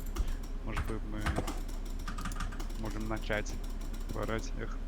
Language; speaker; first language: Russian; non-native, learner; English